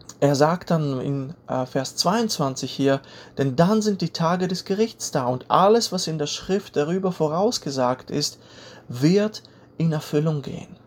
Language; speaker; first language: German; native; German